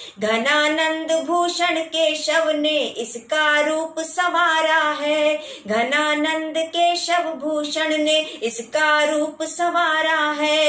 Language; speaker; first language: Hindi; native; Hindi